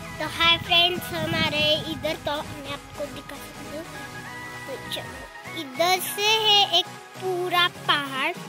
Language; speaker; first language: Hindi; non-native, local second language; Marathi